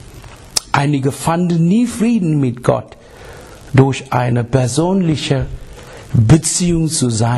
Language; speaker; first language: German; non-native, learner; English